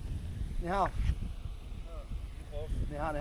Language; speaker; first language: Chinese; non-native, learner; English